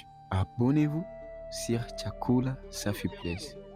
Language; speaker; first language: French; non-native, local second language; Swahili